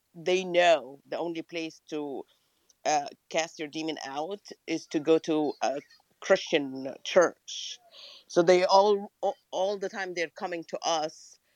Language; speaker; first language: English; non-native, fluent; Arabic